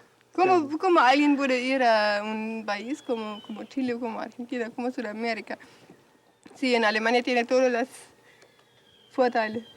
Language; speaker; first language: Spanish; non-native, fluent; German